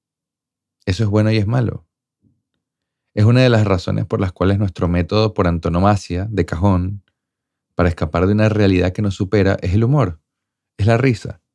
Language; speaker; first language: Spanish; native; Spanish